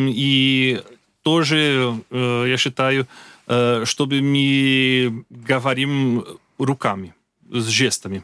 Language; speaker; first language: Russian; non-native, learner; Portuguese